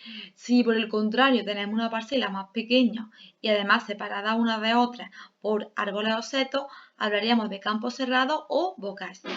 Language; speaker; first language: Spanish; native; Spanish